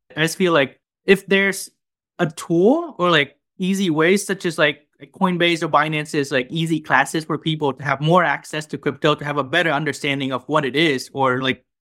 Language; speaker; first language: English; non-native, fluent; Vietnamese